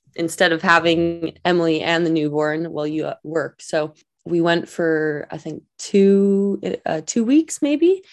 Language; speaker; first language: English; native; English